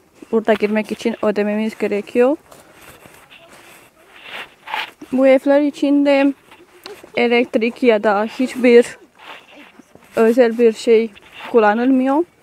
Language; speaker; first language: Turkish; non-native, learner; Romanian